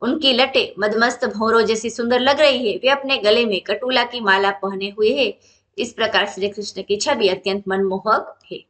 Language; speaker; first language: Hindi; non-native, local second language; Gujarati